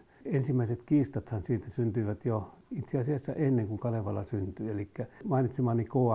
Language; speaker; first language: Finnish; native; Finnish